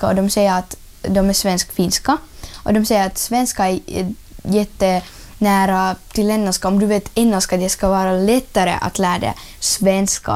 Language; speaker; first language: Swedish; non-native, learner; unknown